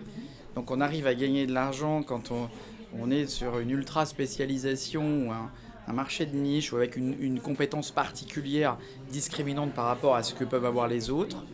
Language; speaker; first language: French; native; French